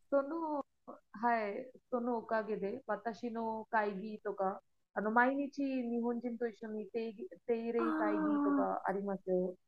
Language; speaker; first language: Japanese; non-native, learner; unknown